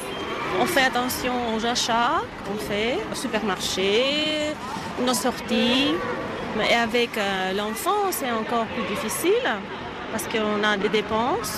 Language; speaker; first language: French; non-native, fluent; Greek